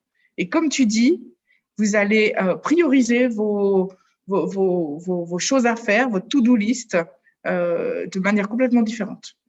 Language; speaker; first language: French; native; French